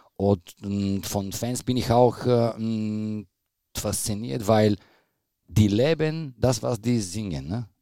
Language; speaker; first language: German; non-native, fluent; Bulgarian